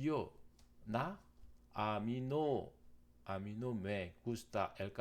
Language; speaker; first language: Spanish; non-native, learner; Korean